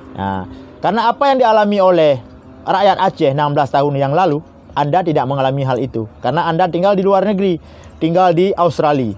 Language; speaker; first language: Indonesian; non-native, local second language; Achinese